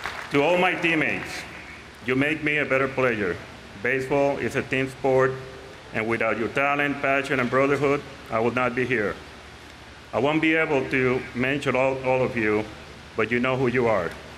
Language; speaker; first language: English; non-native, local second language; Spanish